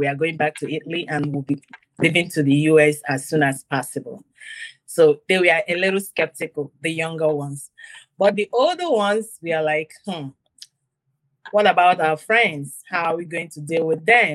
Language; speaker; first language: English; non-native, local second language; Igbo